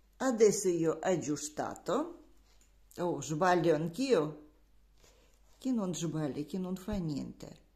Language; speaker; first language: Italian; non-native, learner; Russian